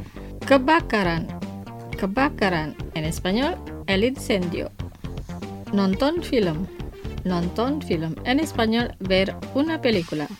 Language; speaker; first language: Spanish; non-native, fluent; Indonesian